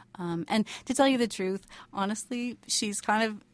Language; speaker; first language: English; native; English